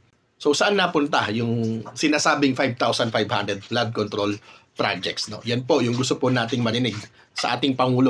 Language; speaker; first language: Filipino; native; Filipino